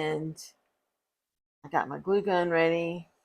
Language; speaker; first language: English; native; English